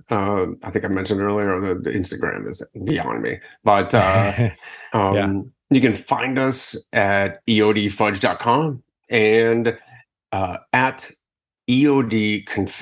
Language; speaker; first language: English; native; English